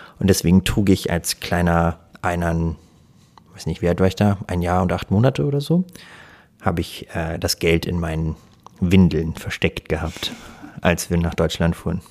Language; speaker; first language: German; early bilingual, other home language; Russian